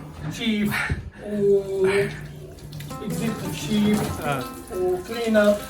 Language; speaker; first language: Arabic; native; Arabic